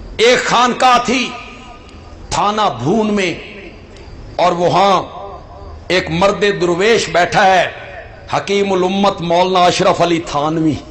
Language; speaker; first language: Urdu; non-native, local second language; Punjabi